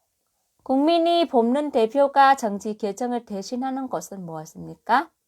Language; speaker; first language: Korean; non-native, fluent; Vietnamese